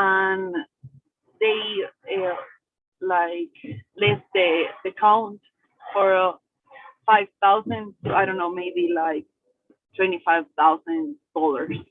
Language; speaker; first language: English; non-native, learner; Spanish